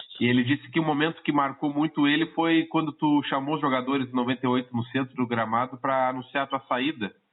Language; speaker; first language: Portuguese; native; Portuguese